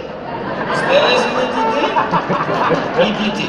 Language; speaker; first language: Spanish; non-native, learner; French